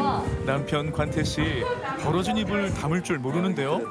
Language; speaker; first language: Korean; native; Korean